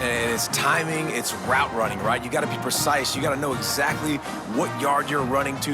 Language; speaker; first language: English; native; English